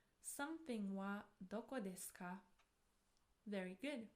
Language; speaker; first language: Japanese; non-native, fluent; English